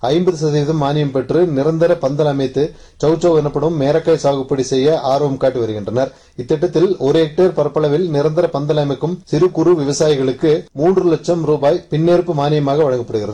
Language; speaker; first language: Tamil; native; Tamil